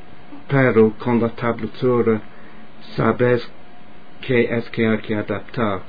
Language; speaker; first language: Spanish; non-native, fluent; English